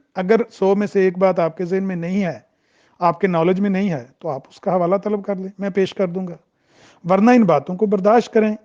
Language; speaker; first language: Urdu; non-native, local second language; Punjabi